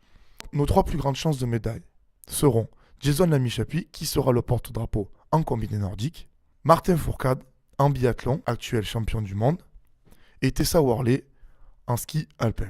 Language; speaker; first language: French; native; French